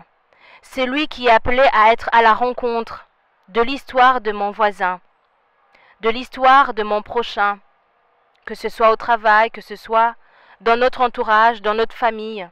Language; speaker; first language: French; non-native, local second language; Rundi